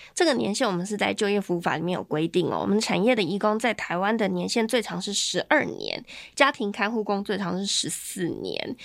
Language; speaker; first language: Chinese; native; Chinese